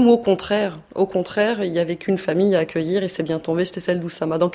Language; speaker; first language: French; native; French